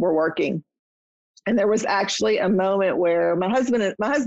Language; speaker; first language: English; native; English